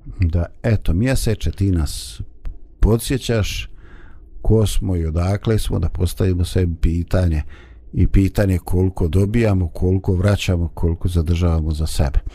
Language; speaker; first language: Bosnian; native; Bosnian